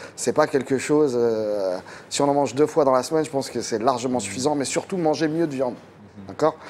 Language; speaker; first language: French; native; French